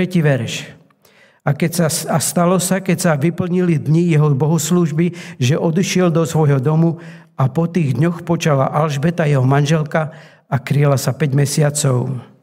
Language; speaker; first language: Slovak; native; Slovak